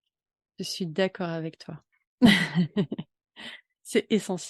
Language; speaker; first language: French; native; French